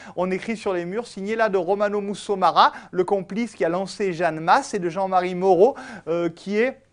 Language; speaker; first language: French; native; French